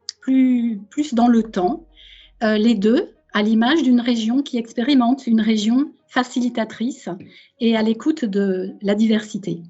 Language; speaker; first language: French; native; French